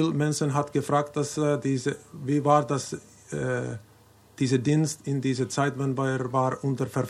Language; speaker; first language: German; non-native, learner; Finnish